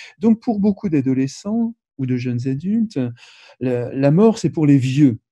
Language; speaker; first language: French; native; French